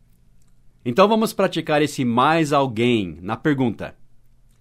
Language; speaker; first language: Portuguese; non-native, fluent; English